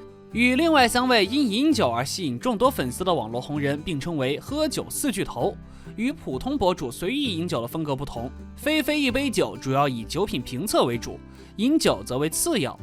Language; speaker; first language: Chinese; native; Chinese